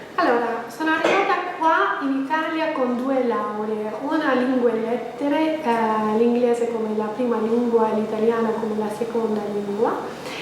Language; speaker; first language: Italian; non-native, fluent; Albanian